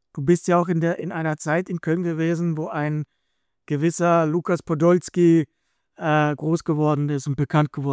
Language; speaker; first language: German; native; German